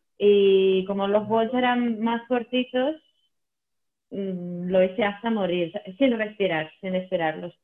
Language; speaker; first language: Spanish; non-native, fluent; Latvian